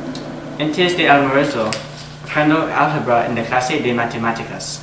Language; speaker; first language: Spanish; non-native, learner; English